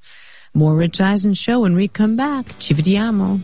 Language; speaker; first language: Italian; non-native, learner; English